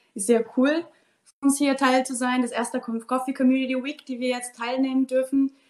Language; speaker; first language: German; non-native, fluent; Portuguese